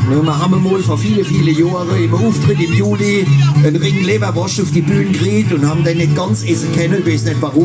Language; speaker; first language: German; native; German